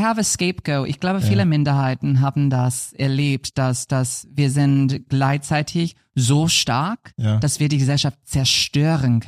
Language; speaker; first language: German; non-native, fluent; English